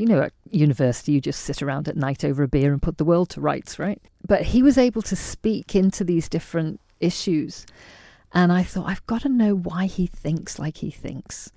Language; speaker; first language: English; native; English